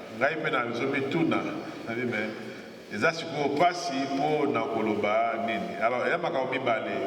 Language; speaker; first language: Lingala; non-native, local second language; Kongo